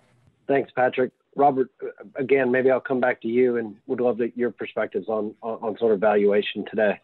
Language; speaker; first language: English; native; English